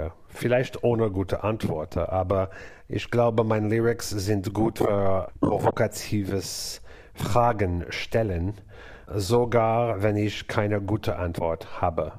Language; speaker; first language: German; non-native, learner; English